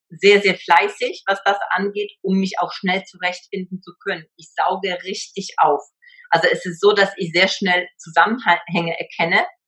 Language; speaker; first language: German; early bilingual, other home language; Polish